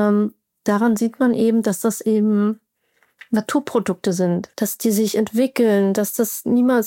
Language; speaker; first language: German; native; German